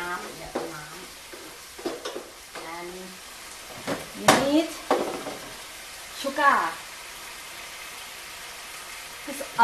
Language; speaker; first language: English; non-native, learner; Thai